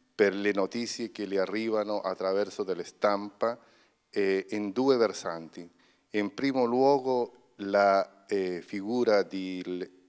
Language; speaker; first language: Italian; non-native, fluent; Spanish